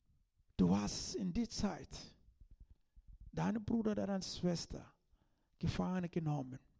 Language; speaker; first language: German; non-native, learner; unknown